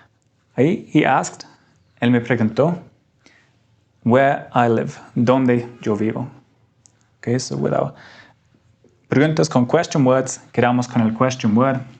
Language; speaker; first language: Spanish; non-native, fluent; English